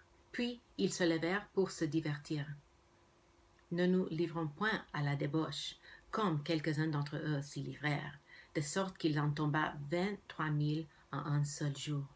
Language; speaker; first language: French; non-native, fluent; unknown